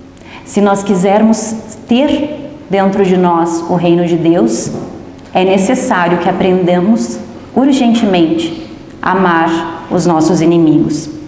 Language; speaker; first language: Portuguese; native; Portuguese